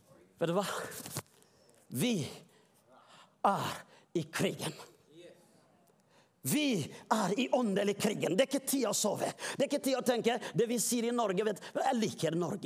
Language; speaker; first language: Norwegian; non-native, fluent; Swedish